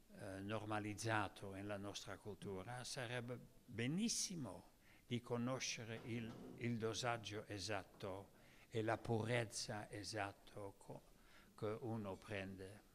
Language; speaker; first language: Italian; non-native, learner; Dutch